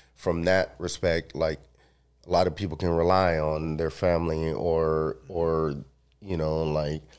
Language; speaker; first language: English; early bilingual, other home language; Spanish